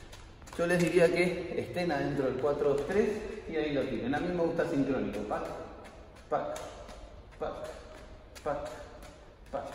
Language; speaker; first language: Spanish; native; Spanish